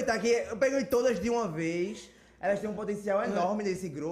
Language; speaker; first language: Portuguese; native; Portuguese